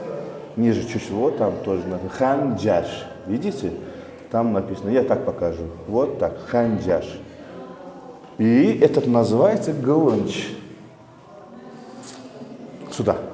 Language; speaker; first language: Russian; non-native, local second language; Azerbaijani